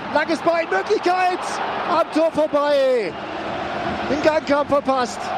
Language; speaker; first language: German; native; German